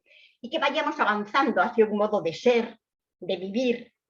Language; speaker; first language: Spanish; native; Spanish